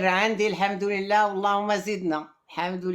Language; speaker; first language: Arabic; native; Arabic